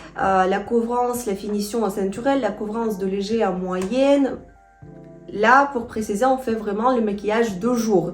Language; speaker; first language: French; non-native, fluent; Russian